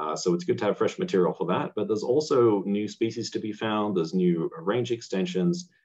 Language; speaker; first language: English; native; English